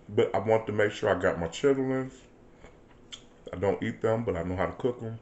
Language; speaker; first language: English; native; English